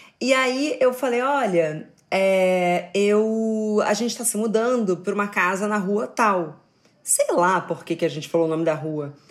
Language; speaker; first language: Portuguese; native; Portuguese